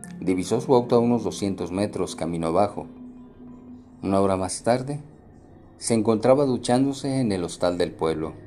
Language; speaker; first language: Spanish; native; Spanish